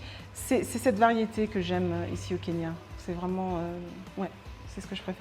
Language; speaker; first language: French; early bilingual, other home language; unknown